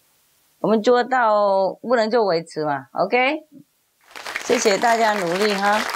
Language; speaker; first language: Chinese; non-native, fluent; Vietnamese